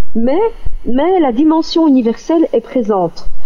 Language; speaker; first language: French; native; French